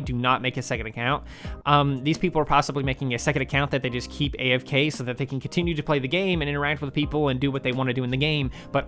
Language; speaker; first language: English; native; English